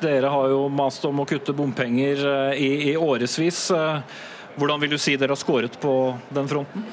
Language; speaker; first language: Norwegian; native; Norwegian